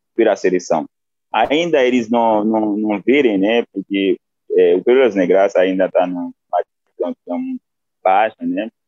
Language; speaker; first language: Portuguese; non-native, fluent; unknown